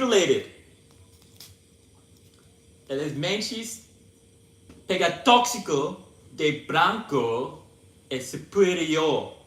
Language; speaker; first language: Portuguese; non-native, learner; English